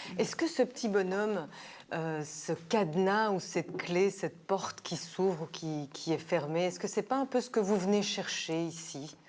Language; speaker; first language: French; native; French